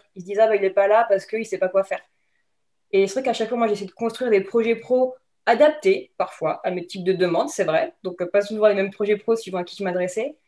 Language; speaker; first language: French; native; French